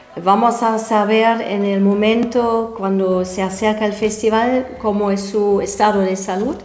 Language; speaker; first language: Spanish; non-native, fluent; German